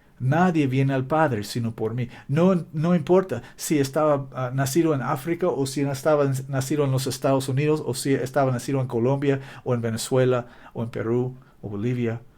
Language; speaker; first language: Spanish; non-native, fluent; English